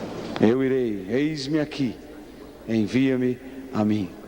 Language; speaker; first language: Portuguese; native; Portuguese